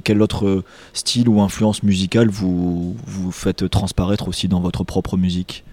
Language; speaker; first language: French; native; French